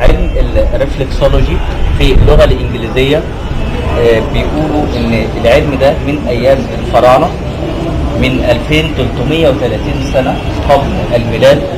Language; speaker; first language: Arabic; native; Arabic